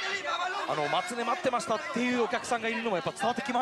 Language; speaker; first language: Japanese; native; Japanese